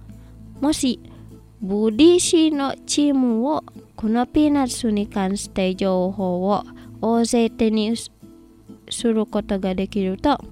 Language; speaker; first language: Japanese; non-native, fluent; Indonesian